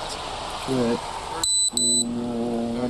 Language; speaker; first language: English; native; English